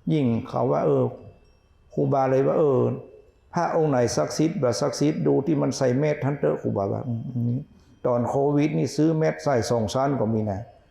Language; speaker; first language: Thai; native; Thai